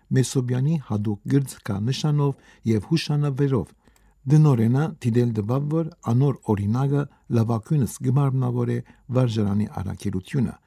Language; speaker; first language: Armenian; native; Armenian